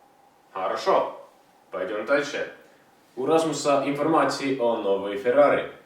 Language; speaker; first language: Russian; non-native, learner; Estonian